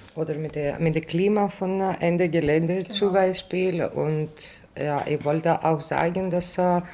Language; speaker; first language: German; non-native, fluent; Greek